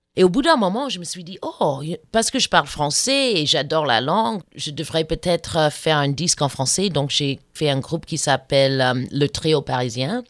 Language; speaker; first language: French; non-native, fluent; English